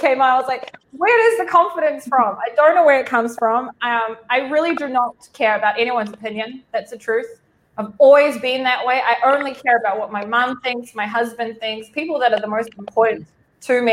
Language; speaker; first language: English; native; English